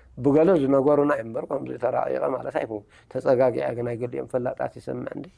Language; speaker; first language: Tigrinya; native; Tigrinya